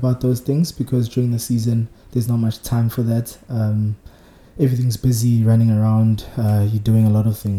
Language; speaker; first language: English; non-native, local second language; Zulu